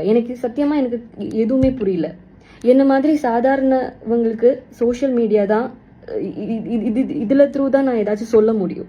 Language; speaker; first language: Tamil; non-native, local second language; Malayalam